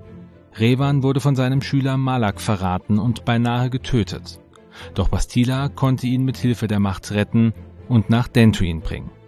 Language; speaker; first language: German; native; German